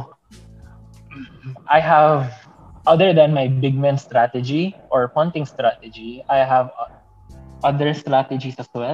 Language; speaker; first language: English; non-native, local second language; Bikol